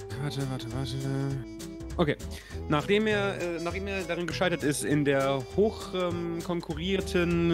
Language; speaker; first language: German; native; German